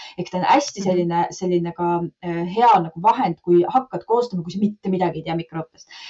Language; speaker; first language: Estonian; non-native, local second language; Russian